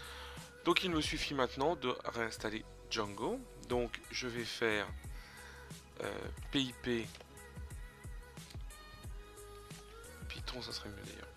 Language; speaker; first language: French; native; French